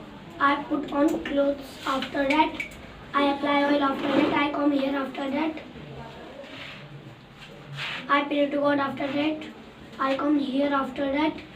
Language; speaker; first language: English; non-native, learner; Hindi